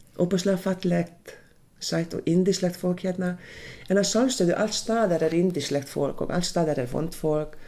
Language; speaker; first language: Icelandic; non-native, learner; Hungarian